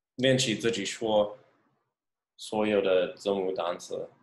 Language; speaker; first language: Chinese; non-native, learner; English